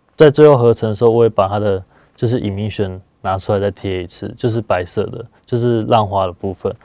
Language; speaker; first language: Chinese; native; Chinese